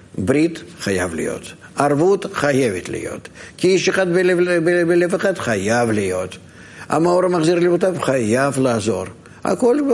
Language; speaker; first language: Hebrew; non-native, fluent; Russian